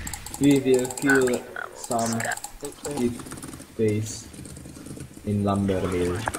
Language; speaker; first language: English; non-native, learner; Hungarian